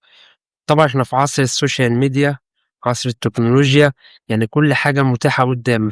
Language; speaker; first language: Arabic; native; Arabic